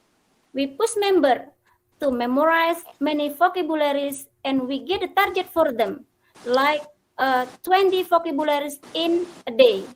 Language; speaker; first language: English; non-native, fluent; Indonesian